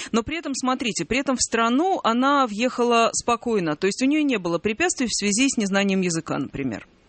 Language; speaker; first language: Russian; native; Russian